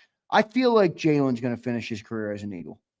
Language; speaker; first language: English; native; English